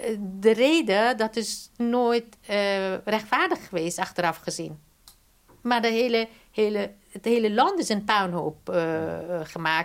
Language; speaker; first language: Dutch; non-native, fluent; Persian